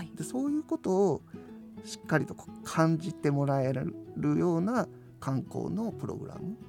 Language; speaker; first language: Japanese; native; Japanese